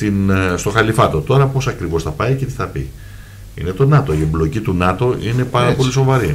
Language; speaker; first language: Greek; native; Greek